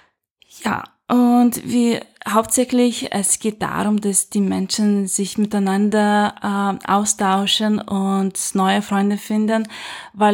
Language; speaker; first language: German; non-native, fluent; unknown